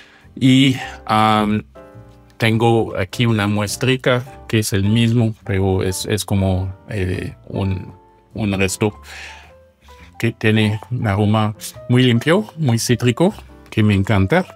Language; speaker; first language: Spanish; non-native, fluent; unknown